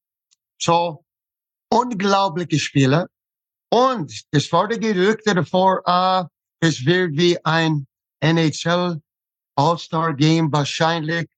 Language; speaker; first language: German; non-native, fluent; English